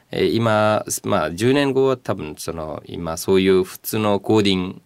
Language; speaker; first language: Japanese; non-native, fluent; Nepali